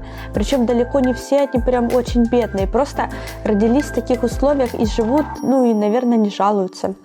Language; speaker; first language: Russian; native; Russian